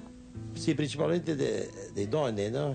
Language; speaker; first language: Italian; non-native, fluent; Portuguese